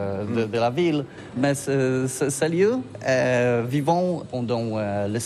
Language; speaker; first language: French; non-native, learner; Polish